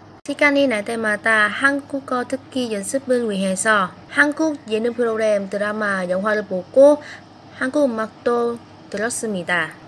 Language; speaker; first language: Korean; non-native, fluent; Vietnamese